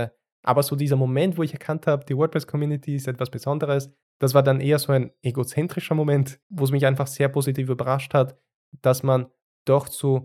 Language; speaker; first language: German; native; German